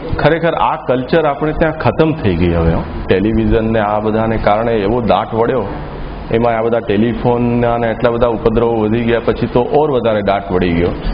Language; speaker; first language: Gujarati; native; Gujarati